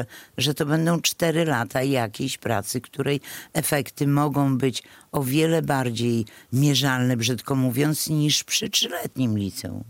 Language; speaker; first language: Polish; native; Polish